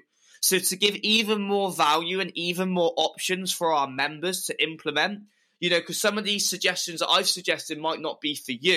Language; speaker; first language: English; native; English